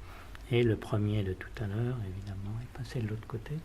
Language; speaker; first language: French; native; French